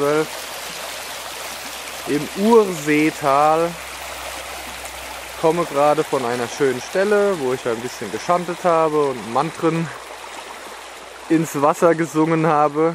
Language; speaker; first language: German; native; German